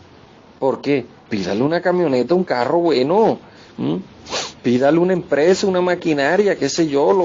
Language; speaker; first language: Spanish; native; Spanish